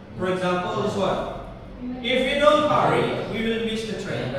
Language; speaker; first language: English; non-native, learner; Indonesian